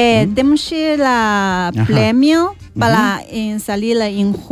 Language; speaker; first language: Spanish; non-native, learner; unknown